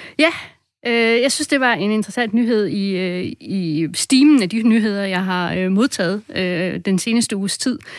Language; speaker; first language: Danish; native; Danish